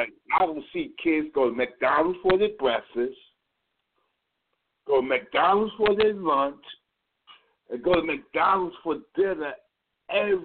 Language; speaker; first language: English; native; English